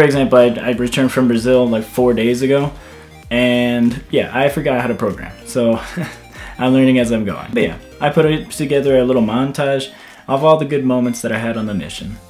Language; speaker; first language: English; native; English